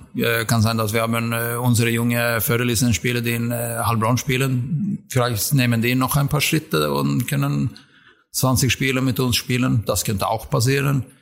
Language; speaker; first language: German; non-native, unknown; Swedish